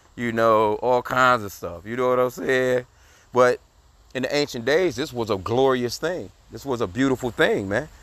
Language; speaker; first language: English; native; English